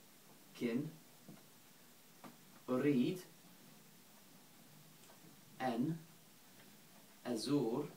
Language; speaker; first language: Arabic; non-native, fluent; English